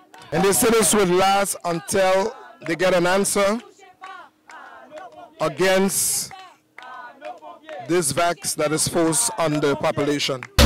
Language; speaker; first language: English; native; English